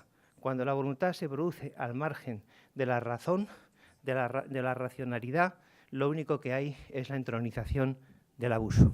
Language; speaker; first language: Spanish; native; Spanish